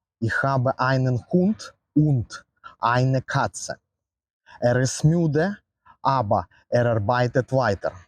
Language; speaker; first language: German; non-native, learner; Ukrainian